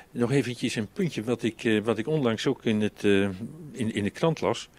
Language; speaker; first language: Dutch; native; Dutch